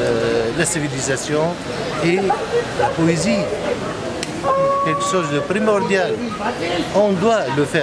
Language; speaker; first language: French; non-native, local second language; Arabic